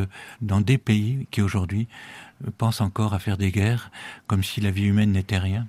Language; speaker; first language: French; native; French